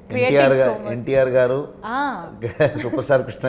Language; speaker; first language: Telugu; non-native, learner; Kannada